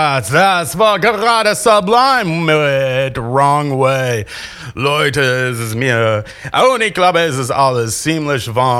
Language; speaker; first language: German; non-native, learner; English